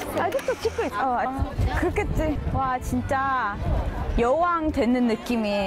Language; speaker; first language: Korean; non-native, learner; Uzbek